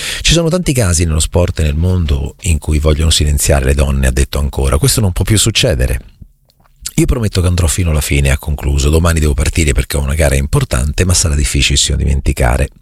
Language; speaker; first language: Italian; native; Italian